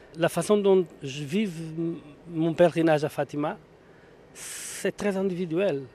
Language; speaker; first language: French; non-native, fluent; Portuguese